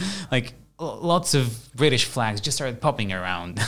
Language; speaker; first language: English; non-native, fluent; Bulgarian